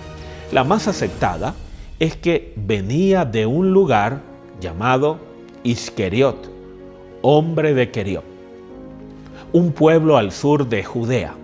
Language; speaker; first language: Spanish; native; Spanish